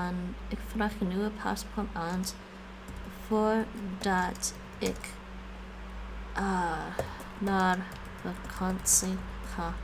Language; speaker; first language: Dutch; non-native, learner; English